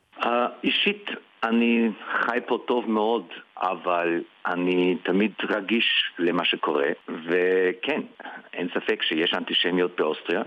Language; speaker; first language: Hebrew; early bilingual, heritage; Hebrew